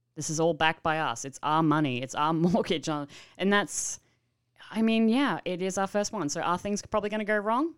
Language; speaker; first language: English; native; English